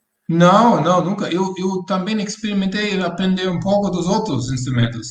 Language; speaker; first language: Portuguese; non-native, fluent; English